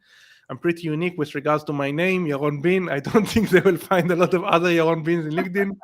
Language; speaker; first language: English; non-native, fluent; Hebrew